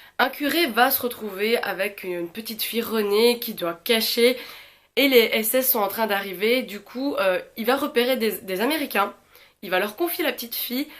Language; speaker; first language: French; native; French